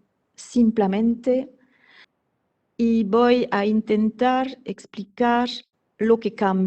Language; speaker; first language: Spanish; non-native, fluent; French